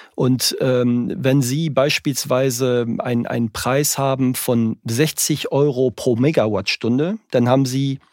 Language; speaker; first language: German; non-native, fluent; French